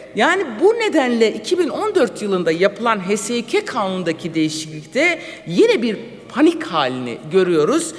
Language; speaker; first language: Turkish; non-native, local second language; Kurdish